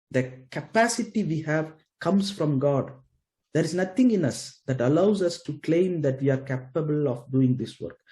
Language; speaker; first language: English; non-native, local second language; Tamil